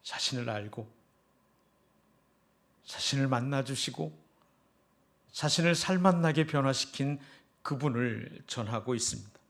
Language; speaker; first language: Korean; native; Korean